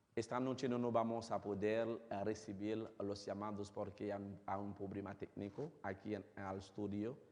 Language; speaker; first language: Spanish; non-native, fluent; Haitian Creole